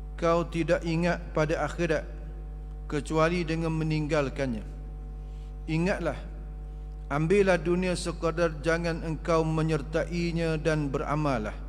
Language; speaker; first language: Malay; native; Malay